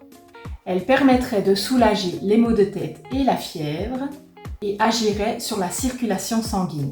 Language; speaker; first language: French; native; French